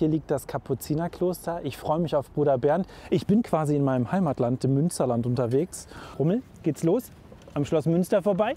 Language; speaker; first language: German; native; German